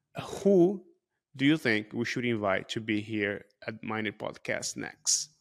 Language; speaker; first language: English; non-native, fluent; Portuguese